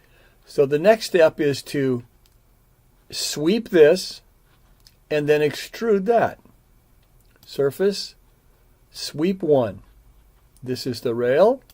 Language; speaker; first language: English; native; English